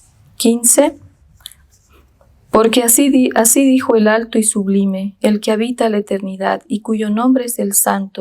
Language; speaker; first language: Spanish; native; Spanish